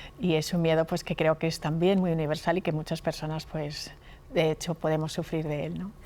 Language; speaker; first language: Spanish; early bilingual, other home language; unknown